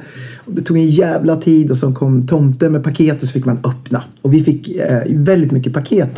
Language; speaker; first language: Swedish; native; Swedish